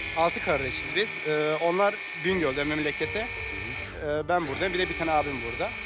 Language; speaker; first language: Turkish; non-native, local second language; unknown